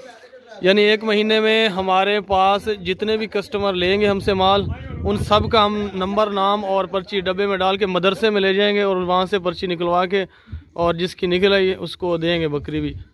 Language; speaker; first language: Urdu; non-native, local second language; Punjabi